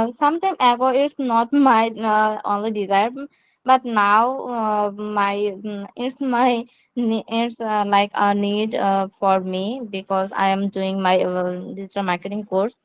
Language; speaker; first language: English; non-native, learner; Bangla